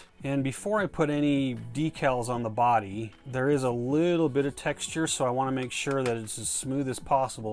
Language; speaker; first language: English; native; English